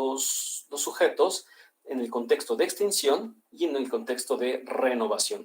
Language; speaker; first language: Spanish; native; Spanish